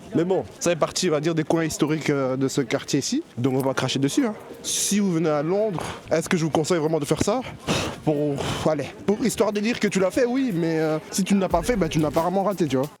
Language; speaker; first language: French; native; French